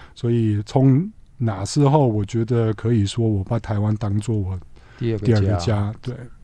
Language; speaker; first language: Chinese; non-native, fluent; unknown